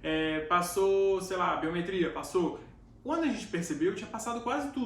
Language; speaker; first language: Portuguese; native; Portuguese